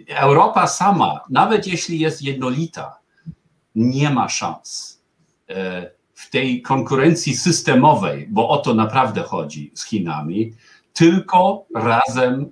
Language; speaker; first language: Polish; non-native, fluent; German